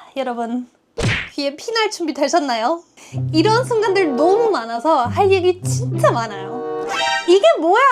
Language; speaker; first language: Korean; non-native, fluent; German